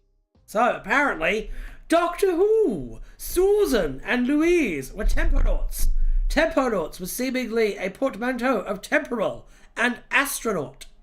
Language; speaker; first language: English; native; English